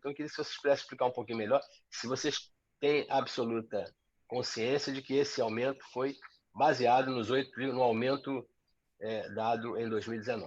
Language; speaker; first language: Portuguese; native; Portuguese